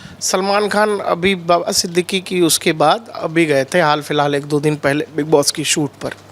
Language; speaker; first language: Hindi; native; Hindi